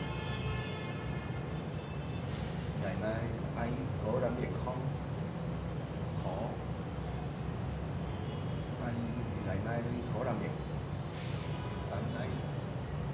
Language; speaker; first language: Vietnamese; non-native, learner; Japanese